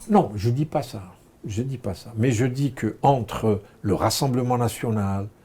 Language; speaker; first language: French; non-native, local second language; Arabic